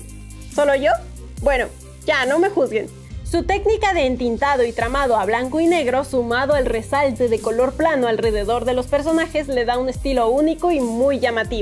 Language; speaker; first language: Spanish; native; Spanish